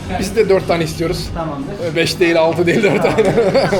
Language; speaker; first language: Turkish; non-native, fluent; Ukrainian